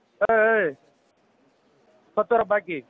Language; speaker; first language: Arabic; non-native, learner; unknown